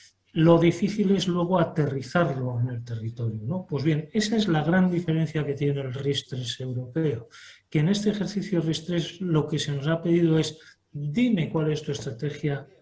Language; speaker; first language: Spanish; native; Spanish